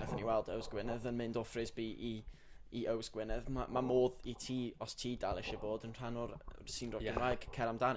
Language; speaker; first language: Welsh; native; Welsh